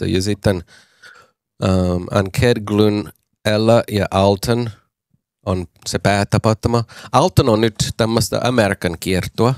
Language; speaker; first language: Finnish; non-native, fluent; English